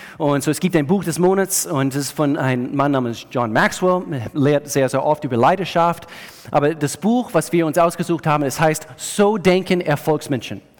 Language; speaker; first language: German; non-native, fluent; English